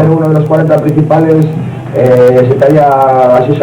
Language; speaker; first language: Spanish; native; Spanish